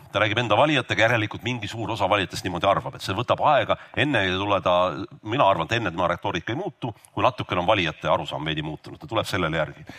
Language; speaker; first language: Estonian; native; Estonian